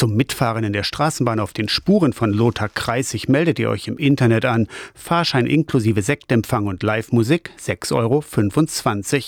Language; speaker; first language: German; native; German